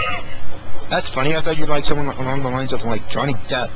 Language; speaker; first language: English; native; English